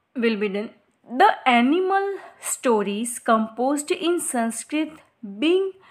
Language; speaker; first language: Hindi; non-native, local second language; Gujarati